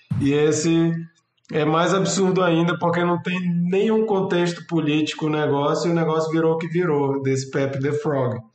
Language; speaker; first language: Portuguese; native; Portuguese